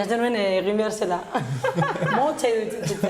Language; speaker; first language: Basque; non-native, local second language; Spanish